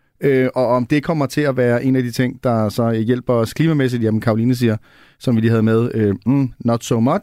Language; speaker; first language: Danish; native; Danish